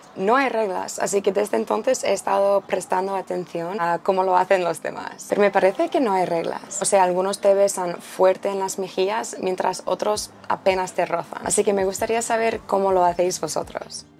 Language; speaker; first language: Spanish; non-native, fluent; English